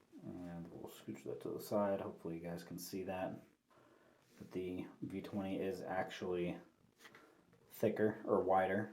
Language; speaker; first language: English; native; English